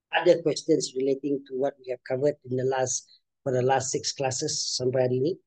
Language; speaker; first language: English; non-native, local second language; Malay